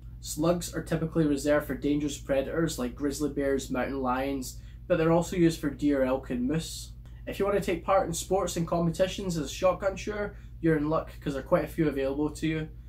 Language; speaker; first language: English; native; English